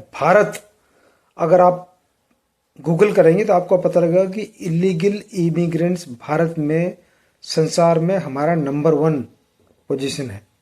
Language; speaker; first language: Hindi; native; Hindi